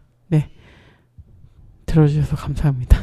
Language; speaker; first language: Korean; native; Korean